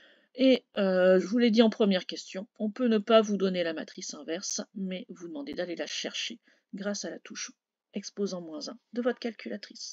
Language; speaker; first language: French; native; French